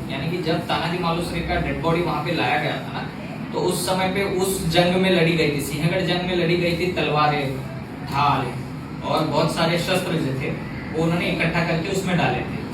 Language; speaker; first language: Hindi; non-native, local second language; Marathi